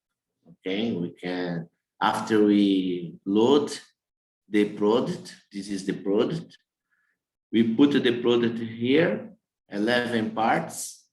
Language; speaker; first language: English; non-native, learner; Portuguese